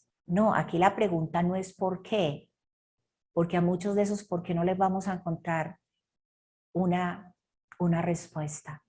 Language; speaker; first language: Spanish; native; Spanish